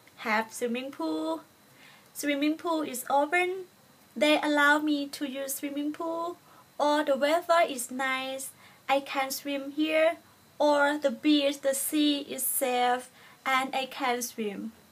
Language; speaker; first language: English; non-native, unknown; Thai